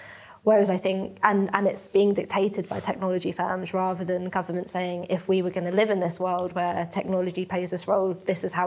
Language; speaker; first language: English; native; English